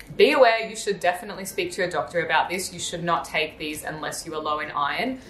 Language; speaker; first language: English; native; English